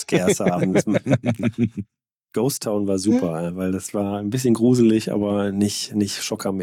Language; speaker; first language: German; native; German